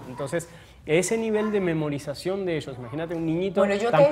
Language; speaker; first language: Spanish; native; Spanish